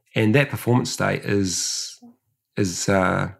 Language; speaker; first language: English; early bilingual, other home language; Samoan